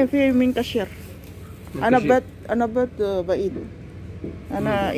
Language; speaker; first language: Arabic; non-native, learner; Filipino